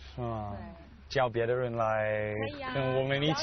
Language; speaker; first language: Chinese; non-native, learner; English